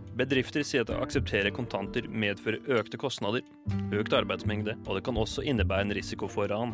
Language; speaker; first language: Norwegian; native; Norwegian